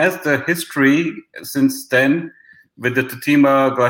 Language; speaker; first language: English; non-native, local second language; Hindi